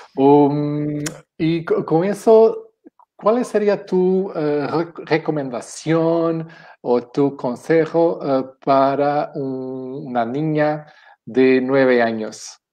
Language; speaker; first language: Spanish; non-native, fluent; Portuguese